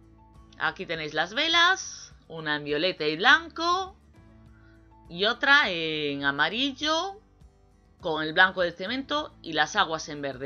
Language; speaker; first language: Spanish; native; Spanish